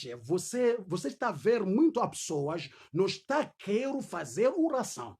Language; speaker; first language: Portuguese; non-native, learner; Swahili